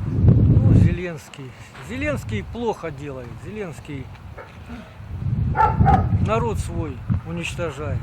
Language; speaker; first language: Russian; native; Russian